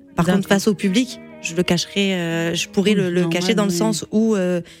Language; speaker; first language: French; native; French